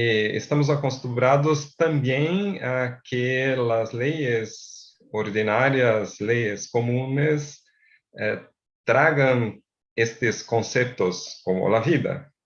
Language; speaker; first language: Spanish; non-native, fluent; Portuguese